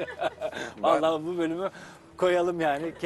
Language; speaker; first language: Turkish; native; Turkish